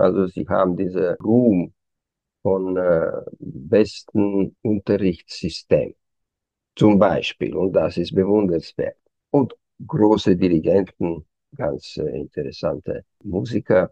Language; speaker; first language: German; non-native, fluent; Romanian